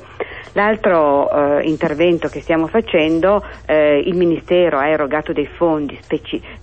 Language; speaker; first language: Italian; native; Italian